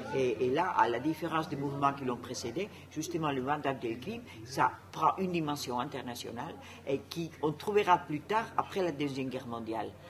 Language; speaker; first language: French; non-native, fluent; Spanish